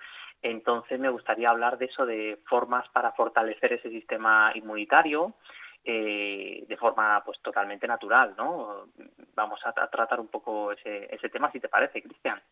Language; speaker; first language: Spanish; native; Spanish